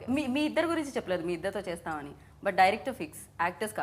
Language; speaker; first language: Telugu; native; Telugu